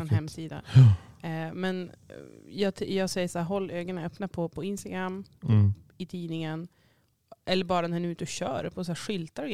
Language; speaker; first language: Swedish; native; Swedish